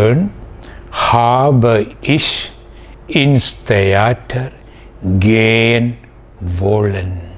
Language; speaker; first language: German; non-native, fluent; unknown